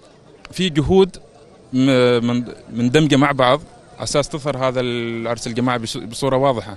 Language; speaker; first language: Arabic; native; Arabic